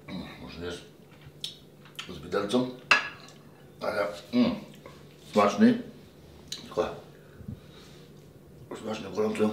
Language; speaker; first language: Polish; non-native, fluent; Lithuanian